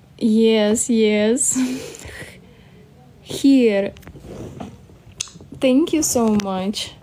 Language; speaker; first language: English; non-native, learner; Russian